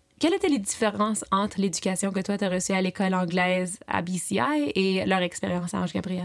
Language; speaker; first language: French; native; French